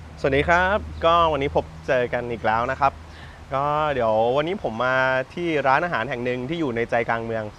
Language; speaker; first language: Thai; native; Thai